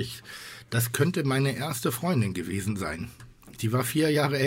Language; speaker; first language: German; native; German